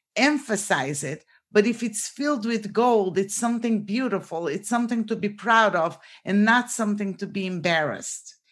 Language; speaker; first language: English; non-native, fluent; Portuguese